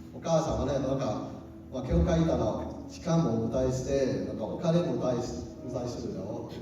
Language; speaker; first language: Japanese; non-native, learner; Cantonese